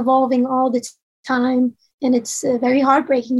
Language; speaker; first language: English; non-native, fluent; Swedish